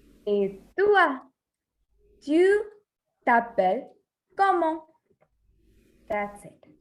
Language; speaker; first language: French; non-native, fluent; Sinhala